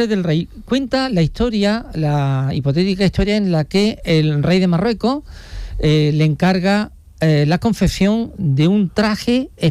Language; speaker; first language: Spanish; native; Spanish